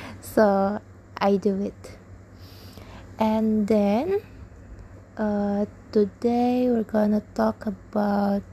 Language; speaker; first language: English; non-native, learner; Indonesian